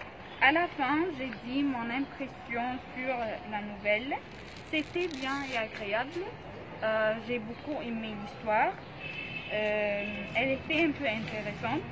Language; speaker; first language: French; non-native, learner; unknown